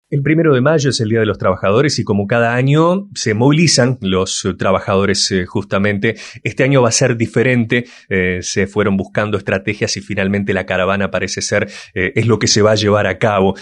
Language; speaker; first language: Spanish; native; Spanish